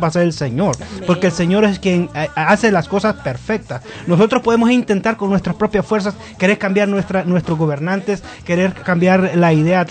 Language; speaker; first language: Spanish; native; Spanish